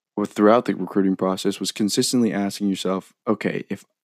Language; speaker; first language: English; native; English